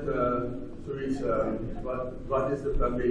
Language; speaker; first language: Dutch; non-native, local second language; Papiamento